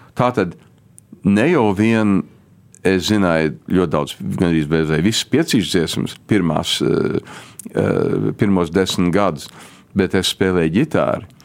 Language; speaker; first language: Latvian; early bilingual, heritage; Latvian